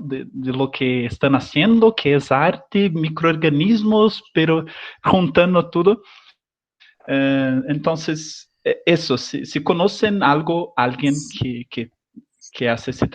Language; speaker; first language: Spanish; non-native, learner; Portuguese